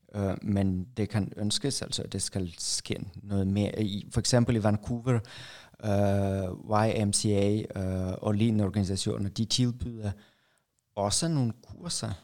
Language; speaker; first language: Danish; non-native, fluent; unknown